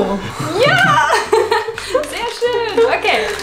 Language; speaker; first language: German; native; German